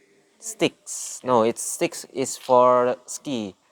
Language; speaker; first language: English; non-native, learner; Indonesian